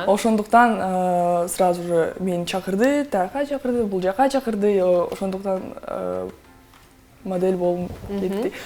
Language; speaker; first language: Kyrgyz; non-native, local second language; Russian